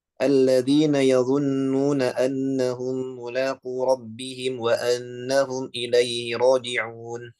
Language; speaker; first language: Arabic; non-native, learner; Indonesian